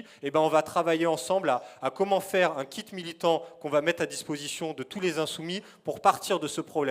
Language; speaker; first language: French; native; French